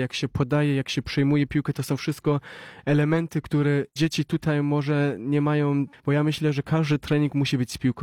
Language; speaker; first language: Polish; early bilingual, heritage; Polish